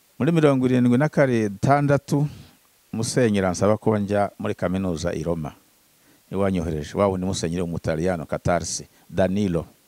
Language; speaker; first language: Kinyarwanda; native; Kinyarwanda